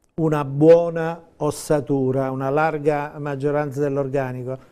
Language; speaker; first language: Italian; native; Italian